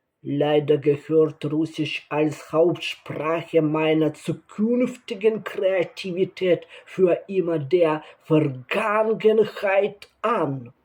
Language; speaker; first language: German; non-native, learner; Ukrainian